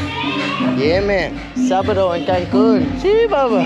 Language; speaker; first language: Spanish; non-native, learner; English